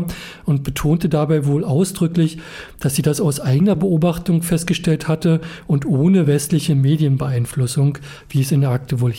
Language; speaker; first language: German; native; German